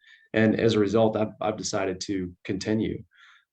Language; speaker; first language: English; native; English